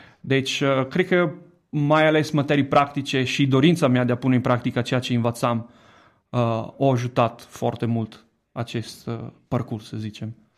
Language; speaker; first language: Romanian; non-native, fluent; Italian